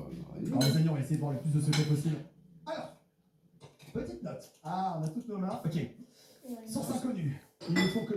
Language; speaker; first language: French; native; French